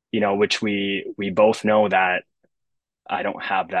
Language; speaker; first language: English; early bilingual, other home language; Japanese